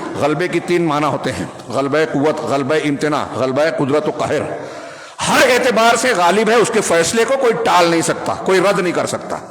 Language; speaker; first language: Urdu; native; Urdu